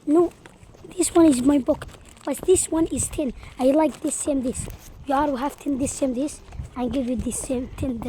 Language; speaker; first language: English; non-native, learner; Arabic